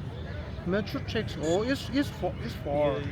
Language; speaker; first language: English; non-native, learner; Korean